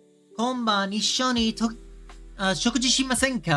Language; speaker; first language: Japanese; non-native, learner; English